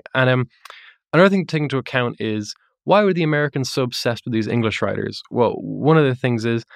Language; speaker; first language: English; native; English